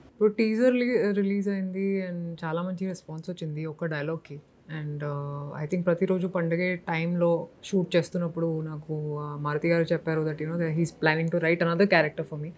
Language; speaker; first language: Telugu; non-native, local second language; Hindi